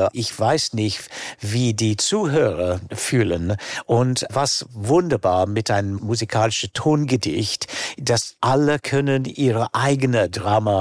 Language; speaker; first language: German; non-native, fluent; English